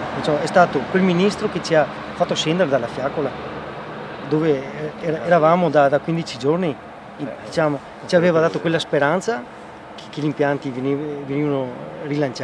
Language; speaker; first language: Italian; native; Italian